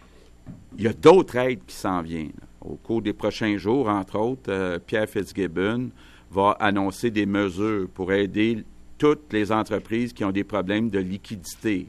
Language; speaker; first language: French; native; French